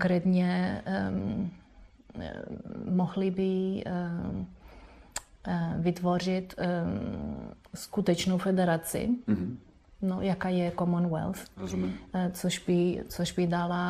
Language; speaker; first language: Czech; non-native, fluent; Spanish